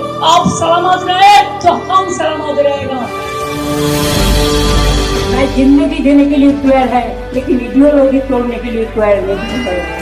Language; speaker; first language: Hindi; non-native, local second language; Bangla